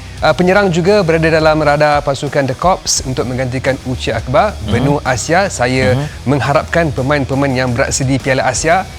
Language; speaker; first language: Malay; native; Malay